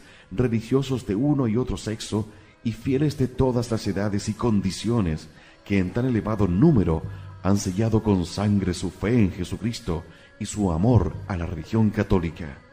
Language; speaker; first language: Spanish; native; Spanish